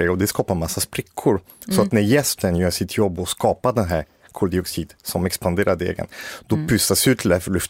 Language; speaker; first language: Swedish; native; Swedish